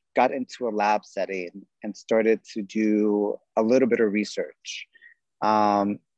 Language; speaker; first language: English; native; English